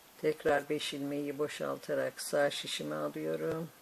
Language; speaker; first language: Turkish; native; Turkish